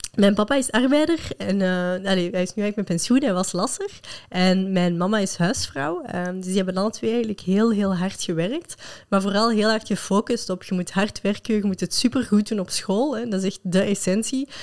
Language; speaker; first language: Dutch; non-native, local second language; French